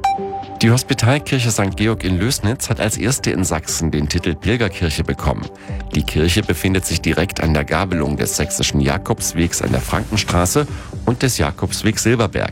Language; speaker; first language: German; native; German